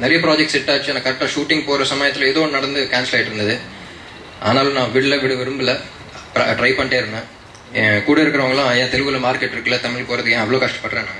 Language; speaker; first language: Tamil; non-native, local second language; Telugu